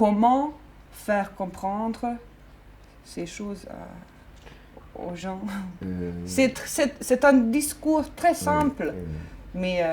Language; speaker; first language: French; non-native, fluent; Bosnian